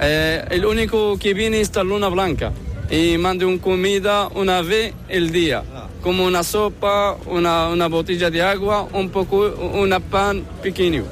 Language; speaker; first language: Spanish; non-native, learner; Arabic